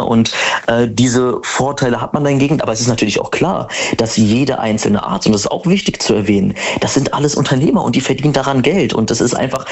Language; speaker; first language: German; native; German